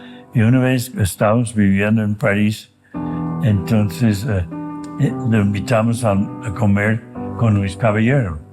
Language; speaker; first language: Spanish; non-native, fluent; English